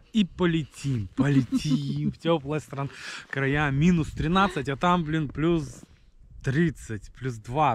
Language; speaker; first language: Russian; native; Russian